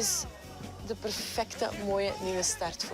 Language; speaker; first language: Dutch; native; Dutch